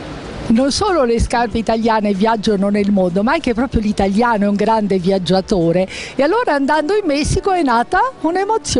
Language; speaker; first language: Italian; native; Italian